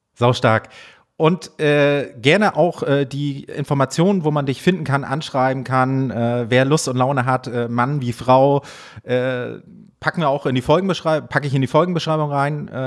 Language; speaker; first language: German; native; German